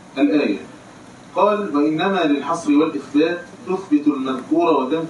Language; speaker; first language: Arabic; native; Arabic